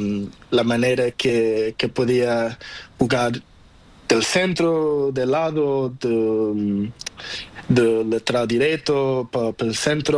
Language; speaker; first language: Spanish; non-native, learner; Portuguese